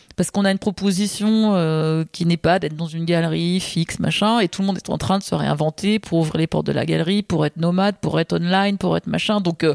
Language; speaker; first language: French; native; French